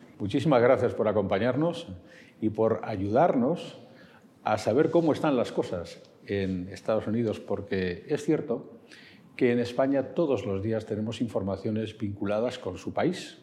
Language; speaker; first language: Spanish; native; Spanish